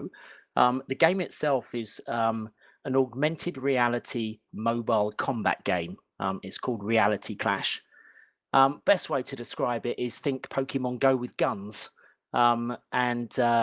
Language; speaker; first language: English; native; English